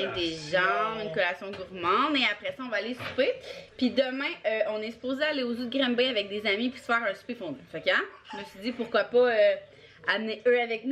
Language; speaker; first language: French; native; French